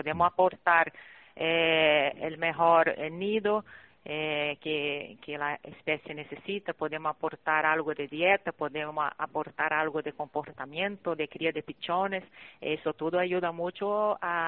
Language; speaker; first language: Spanish; non-native, fluent; Portuguese